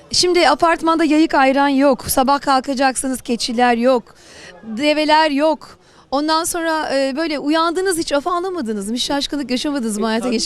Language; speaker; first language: Turkish; native; Turkish